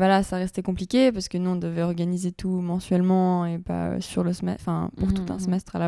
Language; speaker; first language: French; native; French